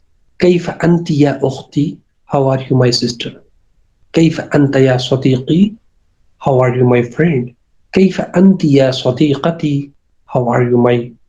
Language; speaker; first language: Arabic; non-native, fluent; Urdu